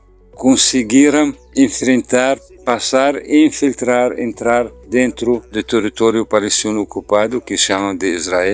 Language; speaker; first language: Portuguese; non-native, fluent; Arabic